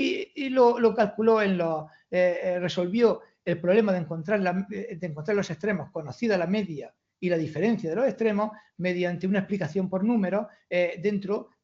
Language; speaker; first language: Spanish; native; Spanish